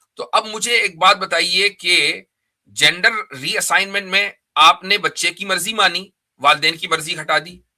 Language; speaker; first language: Urdu; native; Urdu